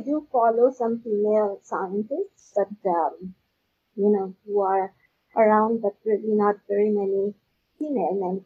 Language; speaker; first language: English; non-native, local second language; Urdu